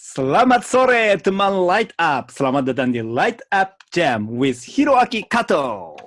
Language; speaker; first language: Indonesian; non-native, fluent; Japanese